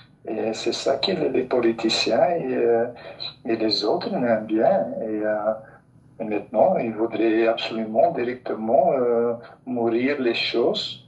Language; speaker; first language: French; non-native, local second language; Dutch